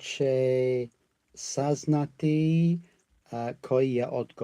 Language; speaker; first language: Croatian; non-native, learner; English